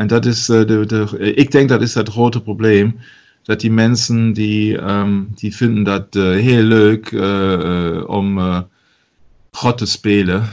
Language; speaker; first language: Dutch; non-native, learner; German